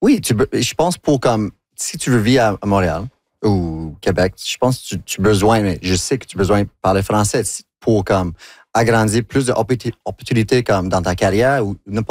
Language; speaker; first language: French; non-native, local second language; English